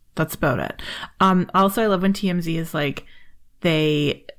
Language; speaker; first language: English; native; English